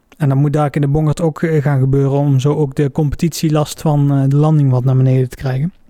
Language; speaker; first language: Dutch; native; Dutch